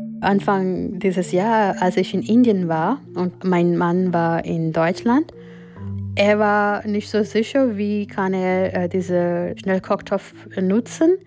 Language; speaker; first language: German; non-native, learner; Gujarati